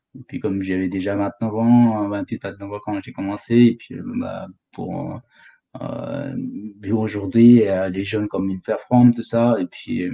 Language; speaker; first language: French; non-native, fluent; Nepali